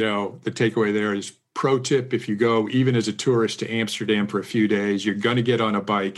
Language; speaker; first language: English; native; English